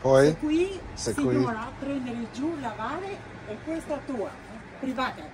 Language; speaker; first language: Italian; non-native, learner; Albanian